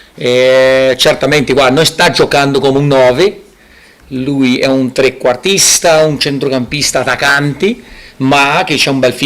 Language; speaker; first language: Italian; non-native, fluent; Portuguese